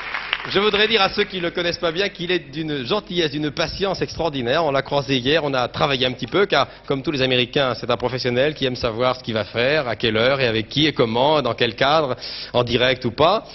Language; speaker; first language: French; native; French